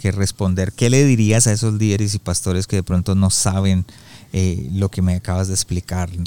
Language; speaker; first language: Spanish; native; Spanish